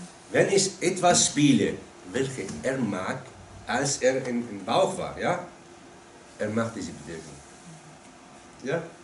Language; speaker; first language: German; non-native, learner; Arabic